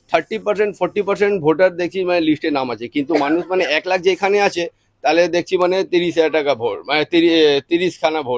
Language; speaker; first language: Bangla; non-native, local second language; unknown